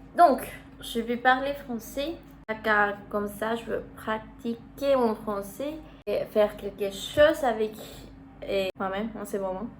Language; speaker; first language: French; non-native, learner; Spanish